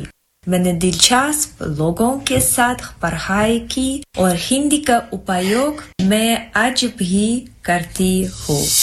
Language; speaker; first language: Hindi; non-native, fluent; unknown